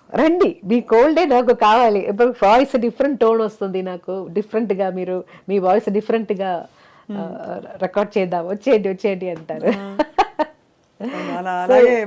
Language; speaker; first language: Telugu; non-native, learner; Malayalam